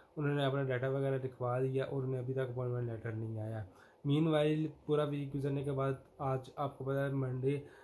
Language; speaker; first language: Urdu; non-native, local second language; Punjabi